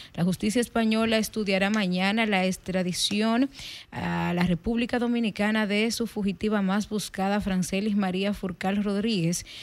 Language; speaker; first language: Spanish; native; Spanish